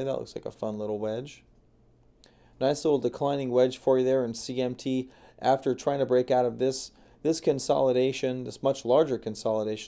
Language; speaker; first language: English; native; English